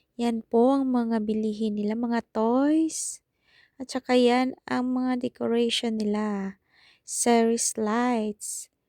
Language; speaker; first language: Filipino; non-native, local second language; Cebuano